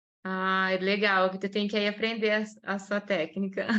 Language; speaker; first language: Portuguese; native; Portuguese